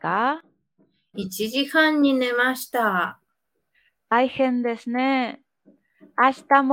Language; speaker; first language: Japanese; non-native, fluent; Spanish